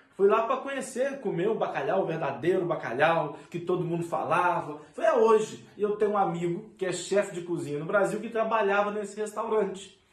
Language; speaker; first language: Portuguese; native; Portuguese